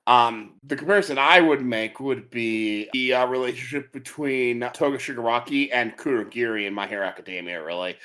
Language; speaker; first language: English; native; English